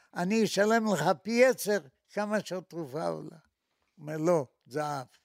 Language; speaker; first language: Hebrew; non-native, fluent; Polish